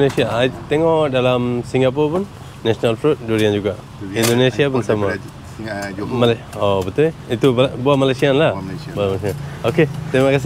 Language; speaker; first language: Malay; non-native, learner; Bangla